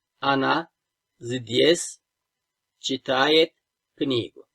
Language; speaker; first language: Russian; non-native, fluent; Turkish